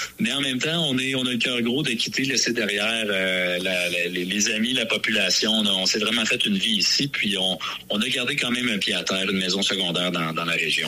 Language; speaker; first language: French; native; French